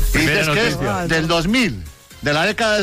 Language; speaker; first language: Spanish; native; Spanish